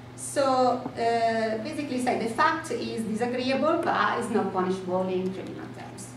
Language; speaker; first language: English; non-native, fluent; Italian